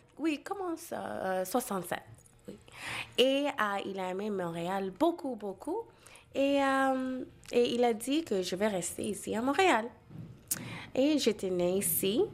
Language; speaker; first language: French; non-native, local second language; Bangla